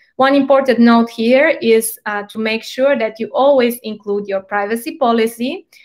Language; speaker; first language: English; non-native, fluent; Bulgarian